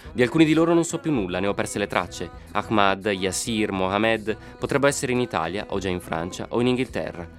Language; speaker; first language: Italian; native; Italian